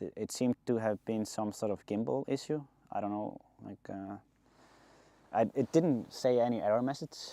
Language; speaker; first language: English; non-native, fluent; Icelandic